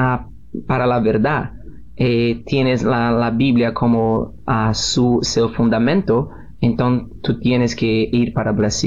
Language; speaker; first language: Spanish; non-native, learner; Portuguese